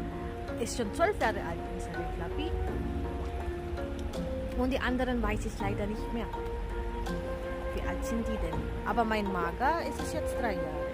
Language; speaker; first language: German; non-native, learner; Filipino